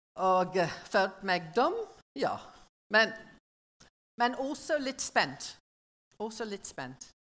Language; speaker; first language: Norwegian; non-native, learner; English